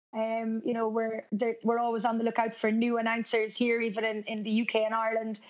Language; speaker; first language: English; native; English